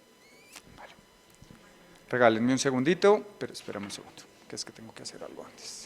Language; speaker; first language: Spanish; native; Spanish